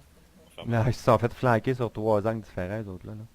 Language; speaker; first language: French; native; French